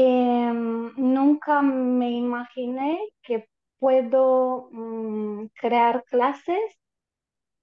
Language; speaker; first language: Spanish; non-native, fluent; Romanian